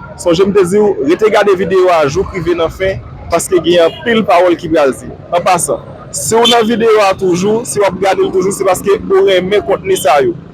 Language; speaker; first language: Haitian Creole; native; Haitian Creole